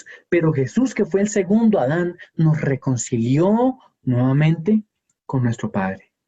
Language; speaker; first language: Spanish; native; Spanish